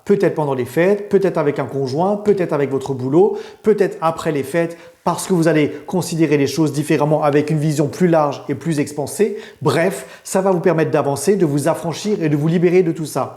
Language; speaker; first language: French; native; French